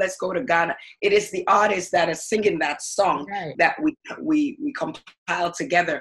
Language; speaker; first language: English; non-native, local second language; Akan